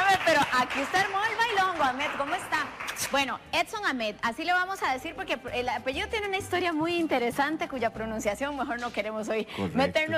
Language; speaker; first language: Spanish; native; Spanish